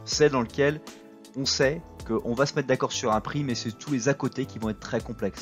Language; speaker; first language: French; native; French